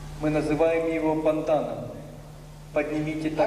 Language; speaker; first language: Russian; native; Russian